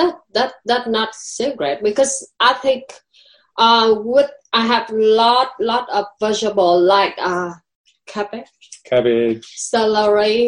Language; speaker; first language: English; non-native, learner; Vietnamese